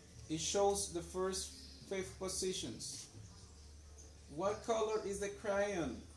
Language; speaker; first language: English; non-native, fluent; Spanish